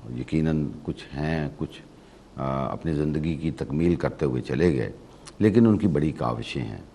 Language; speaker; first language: Urdu; non-native, local second language; Punjabi